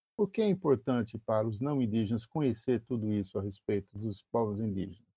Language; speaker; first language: Portuguese; native; Portuguese